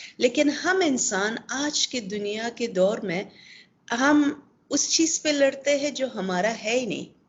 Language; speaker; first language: Urdu; non-native, local second language; Pashto